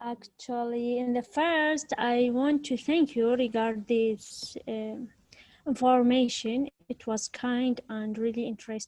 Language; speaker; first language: English; non-native, learner; Arabic